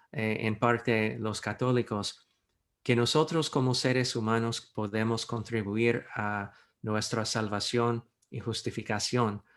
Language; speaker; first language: Spanish; non-native, fluent; English